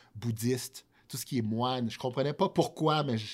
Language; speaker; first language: French; native; French